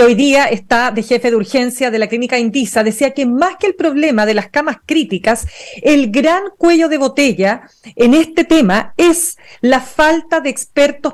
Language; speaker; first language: Spanish; native; Spanish